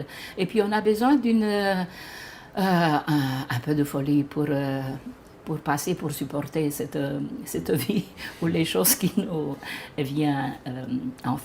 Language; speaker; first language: French; non-native, fluent; Romanian